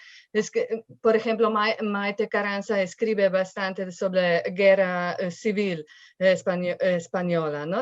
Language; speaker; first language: Spanish; non-native, fluent; Slovenian